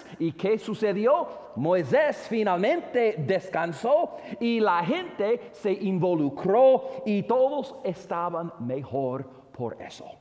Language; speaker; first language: Spanish; non-native, fluent; English